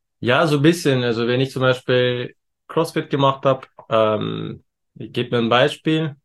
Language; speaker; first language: German; early bilingual, other home language; Turkish